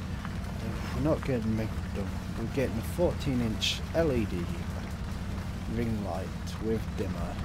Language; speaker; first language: English; native; English